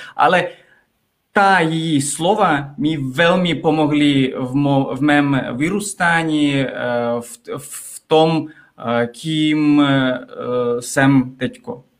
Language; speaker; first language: Czech; non-native, fluent; Russian